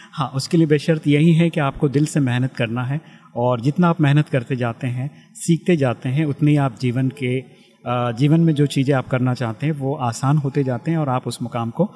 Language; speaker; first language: Hindi; native; Hindi